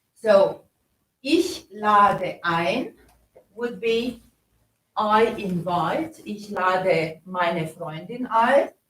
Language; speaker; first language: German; non-native, fluent; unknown